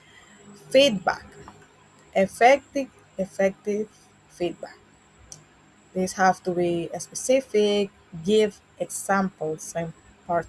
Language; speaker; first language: English; non-native, learner; Spanish